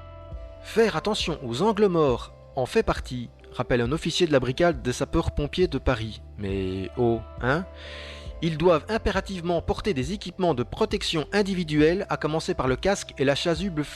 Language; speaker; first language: French; native; French